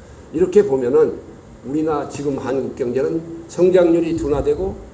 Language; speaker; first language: Korean; native; Korean